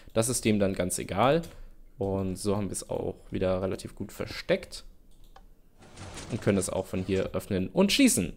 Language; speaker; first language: German; native; German